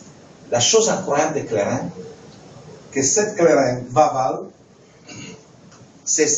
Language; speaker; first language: French; non-native, fluent; Italian